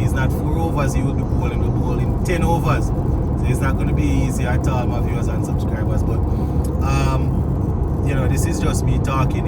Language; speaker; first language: English; native; English